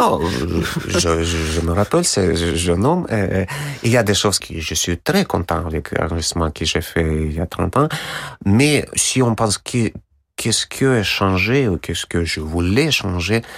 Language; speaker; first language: French; non-native, learner; Russian